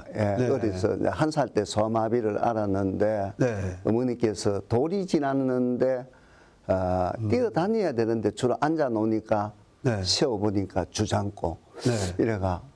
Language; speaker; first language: Korean; native; Korean